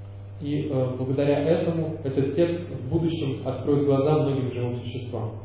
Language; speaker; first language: Russian; native; Russian